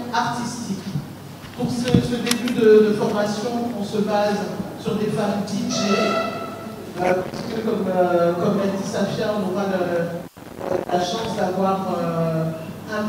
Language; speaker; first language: French; native; French